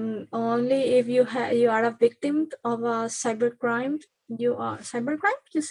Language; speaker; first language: English; non-native, learner; Spanish